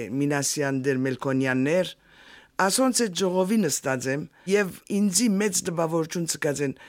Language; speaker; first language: Armenian; early bilingual, heritage; Armenian